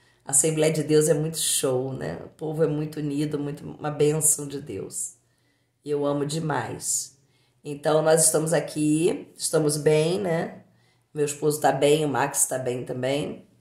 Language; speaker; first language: Portuguese; native; Portuguese